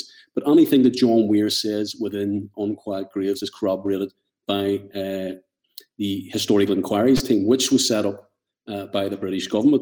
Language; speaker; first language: English; native; English